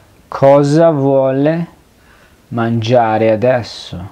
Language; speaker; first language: Italian; non-native, fluent; Spanish